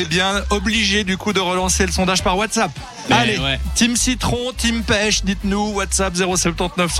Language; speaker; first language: French; native; French